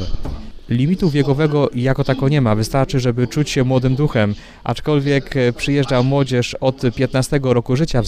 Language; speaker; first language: Polish; native; Polish